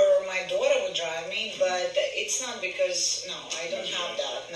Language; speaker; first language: English; non-native, fluent; Ukrainian